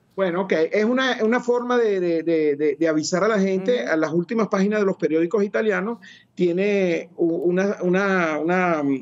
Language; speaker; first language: Spanish; native; Spanish